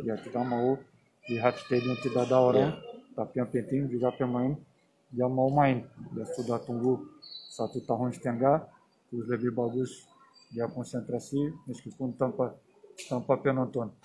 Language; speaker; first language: Indonesian; non-native, fluent; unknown